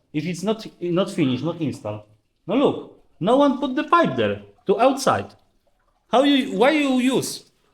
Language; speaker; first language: English; non-native, learner; Polish